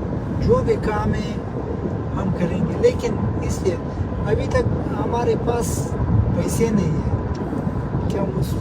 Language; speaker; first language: Hindi; non-native, learner; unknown